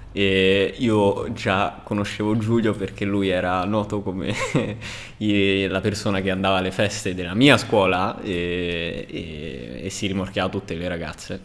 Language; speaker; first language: Italian; early bilingual, other home language; English